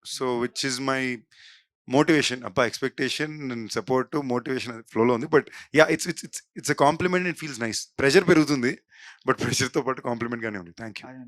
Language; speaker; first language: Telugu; native; Telugu